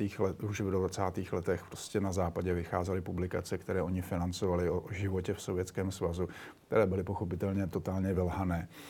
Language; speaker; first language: Czech; native; Czech